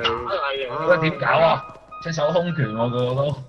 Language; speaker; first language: Chinese; native; Chinese